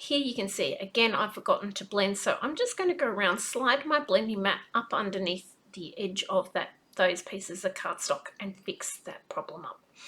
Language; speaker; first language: English; native; English